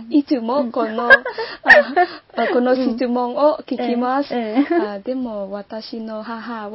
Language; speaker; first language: Japanese; non-native, learner; Vietnamese